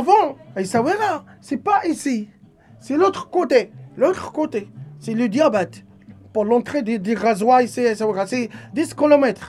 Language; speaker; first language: French; non-native, learner; Arabic